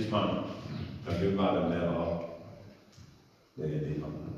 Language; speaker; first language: Norwegian; non-native, fluent; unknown